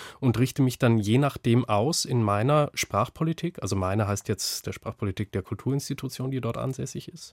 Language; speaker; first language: German; native; German